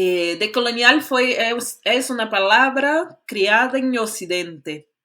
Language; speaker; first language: Spanish; non-native, fluent; Portuguese